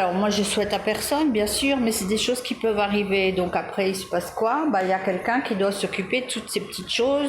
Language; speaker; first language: French; native; French